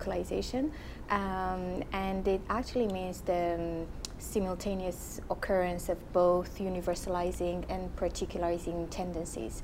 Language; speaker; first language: English; non-native, fluent; Romanian